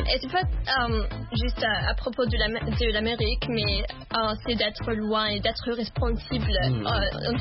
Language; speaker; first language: French; non-native, learner; Arabic